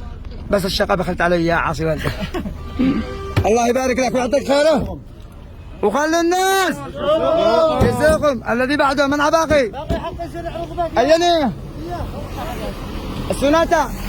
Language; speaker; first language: Arabic; native; Arabic